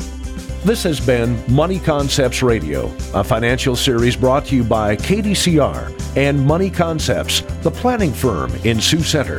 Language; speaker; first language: English; native; English